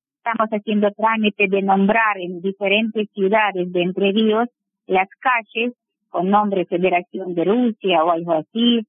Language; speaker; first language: Spanish; non-native, fluent; Russian